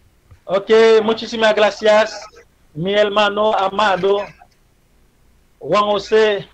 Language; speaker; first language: Spanish; non-native, fluent; Haitian Creole